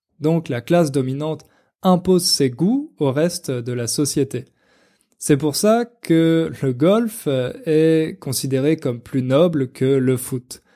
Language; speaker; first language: French; native; French